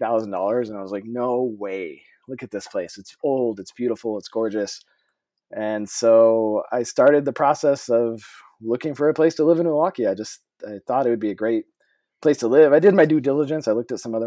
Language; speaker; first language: English; native; English